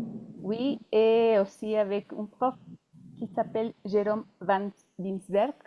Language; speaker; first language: French; non-native, fluent; Spanish